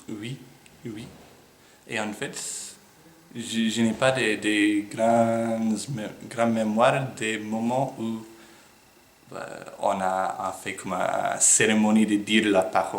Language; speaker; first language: French; non-native, fluent; English